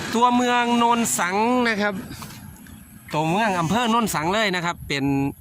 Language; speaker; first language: Thai; native; Thai